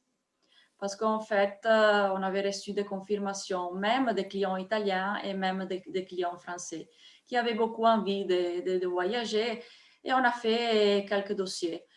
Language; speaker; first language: French; non-native, fluent; Italian